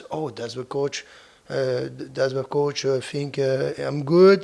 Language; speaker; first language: English; non-native, fluent; French